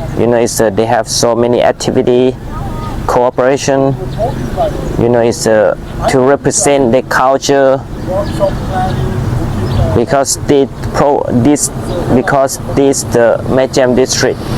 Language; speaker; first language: English; non-native, learner; Thai